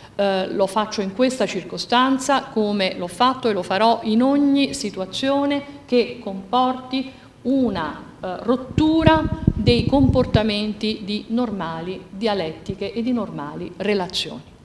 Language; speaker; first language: Italian; native; Italian